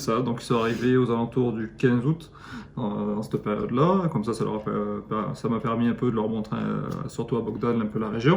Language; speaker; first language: French; native; French